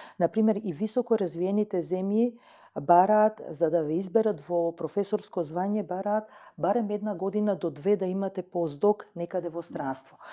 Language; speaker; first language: Macedonian; native; Macedonian